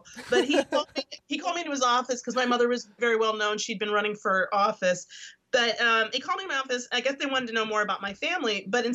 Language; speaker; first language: English; native; English